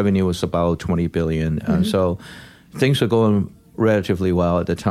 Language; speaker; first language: English; non-native, local second language; Cantonese